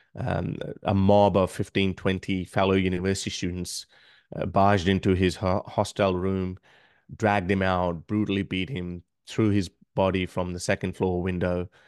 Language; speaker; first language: English; non-native, local second language; Urdu